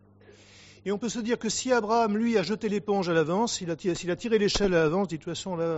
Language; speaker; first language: French; native; French